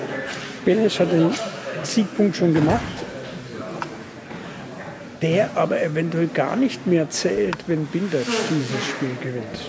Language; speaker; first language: German; native; German